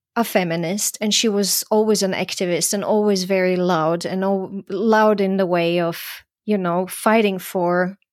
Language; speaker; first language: English; non-native, fluent; Croatian